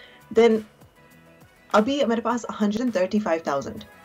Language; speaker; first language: Hindi; early bilingual, heritage; Urdu